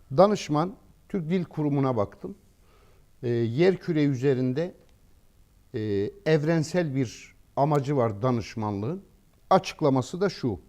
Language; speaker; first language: Turkish; native; Turkish